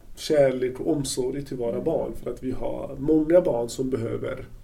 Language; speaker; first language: Swedish; non-native, fluent; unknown